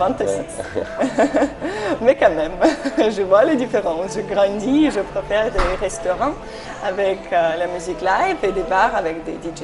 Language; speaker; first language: French; non-native, fluent; Ukrainian